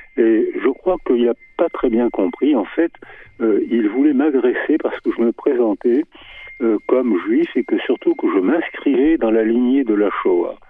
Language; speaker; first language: French; native; French